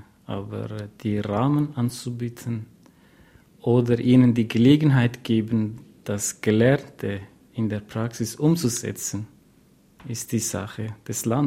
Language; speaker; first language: German; non-native, fluent; Kurdish